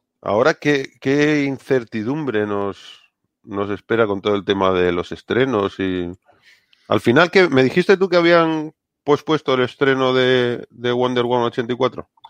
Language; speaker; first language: Spanish; native; Spanish